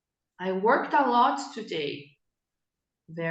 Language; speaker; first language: English; non-native, fluent; Portuguese